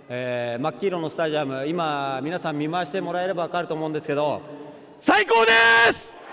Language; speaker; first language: Japanese; native; Japanese